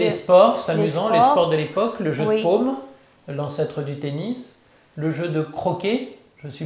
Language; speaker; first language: French; native; French